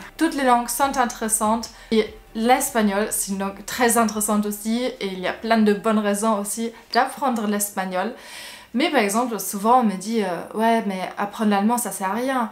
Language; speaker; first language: French; non-native, fluent; German